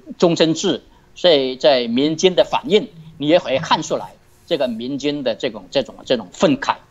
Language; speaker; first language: Chinese; native; Chinese